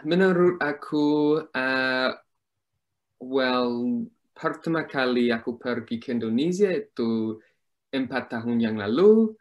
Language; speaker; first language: Indonesian; non-native, learner; English